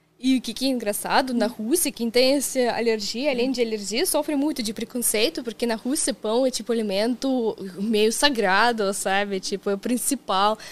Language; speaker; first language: Portuguese; non-native, fluent; Russian